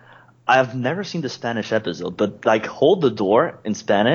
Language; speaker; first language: English; non-native, fluent; Spanish